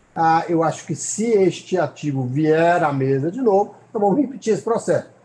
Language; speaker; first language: Portuguese; native; Portuguese